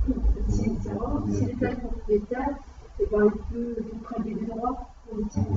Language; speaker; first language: French; native; French